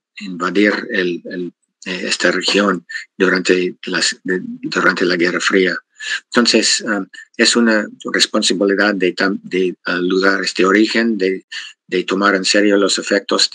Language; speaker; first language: Spanish; non-native, fluent; English